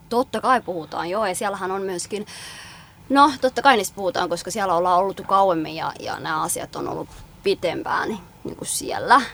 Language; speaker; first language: Finnish; early bilingual, other home language; Somali